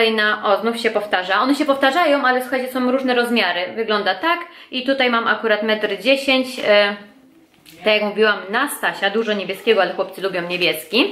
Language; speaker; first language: Polish; native; Polish